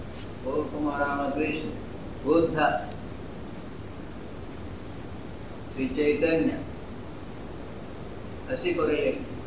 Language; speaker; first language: Spanish; non-native, fluent; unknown